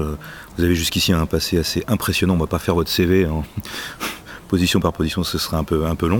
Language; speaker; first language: French; native; French